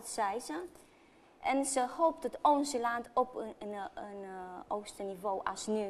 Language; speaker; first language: Dutch; non-native, fluent; Romanian